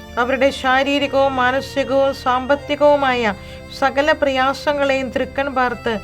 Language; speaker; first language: Malayalam; native; Malayalam